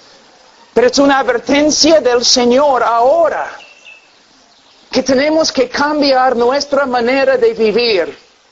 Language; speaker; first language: Spanish; non-native, fluent; English